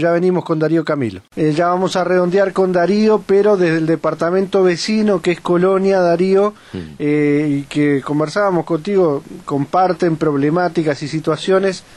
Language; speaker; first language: Spanish; native; Spanish